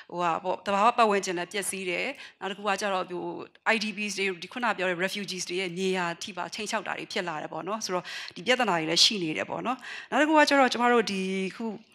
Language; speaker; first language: Burmese; non-native, local second language; Kachin